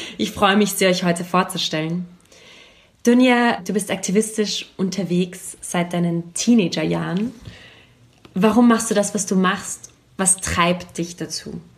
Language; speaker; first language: German; native; German